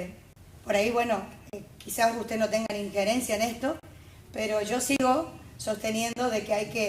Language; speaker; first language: Spanish; native; Spanish